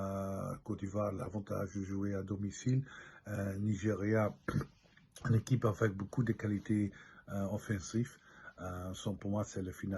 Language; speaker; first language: French; non-native, local second language; Dutch